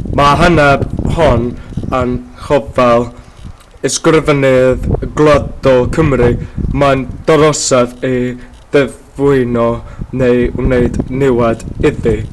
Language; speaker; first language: Welsh; native; Welsh